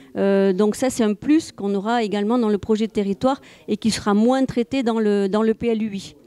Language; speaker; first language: French; native; French